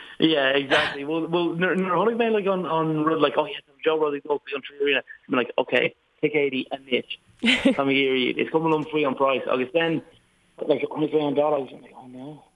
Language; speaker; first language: Irish; non-native, local second language; English